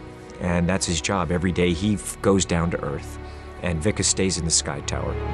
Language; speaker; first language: English; native; English